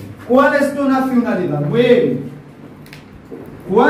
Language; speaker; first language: Spanish; non-native, fluent; Arabic